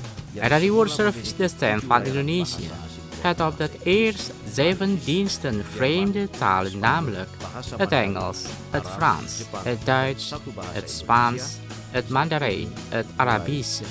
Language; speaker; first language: Dutch; non-native, learner; Indonesian